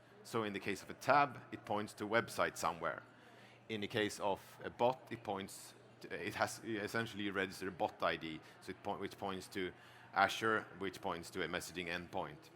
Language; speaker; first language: English; non-native, fluent; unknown